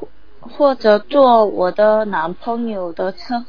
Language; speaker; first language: Chinese; non-native, learner; Korean